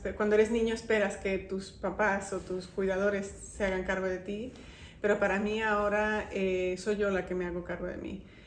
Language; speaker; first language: Spanish; native; Spanish